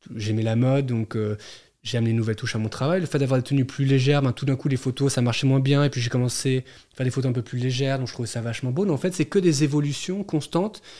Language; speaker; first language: French; native; French